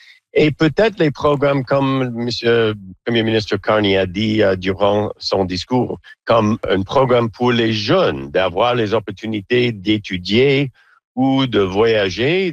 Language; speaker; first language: French; non-native, learner; English